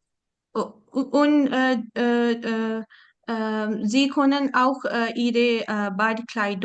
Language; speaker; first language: German; non-native, learner; Urdu